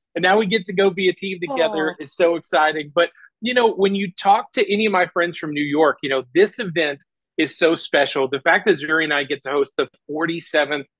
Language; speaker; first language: English; native; English